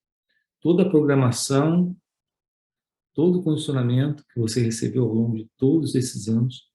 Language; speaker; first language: Portuguese; native; Portuguese